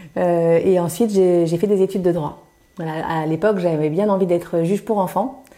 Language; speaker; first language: French; native; French